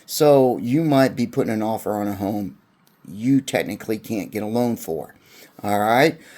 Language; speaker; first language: English; native; English